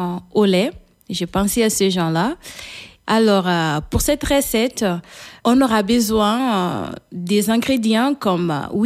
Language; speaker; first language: French; non-native, fluent; Portuguese